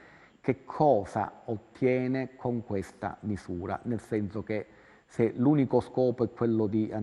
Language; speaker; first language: Italian; native; Italian